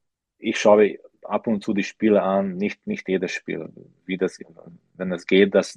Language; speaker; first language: German; non-native, learner; Slovak